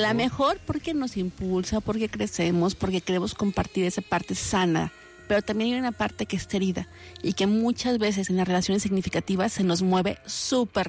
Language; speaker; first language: Spanish; native; Spanish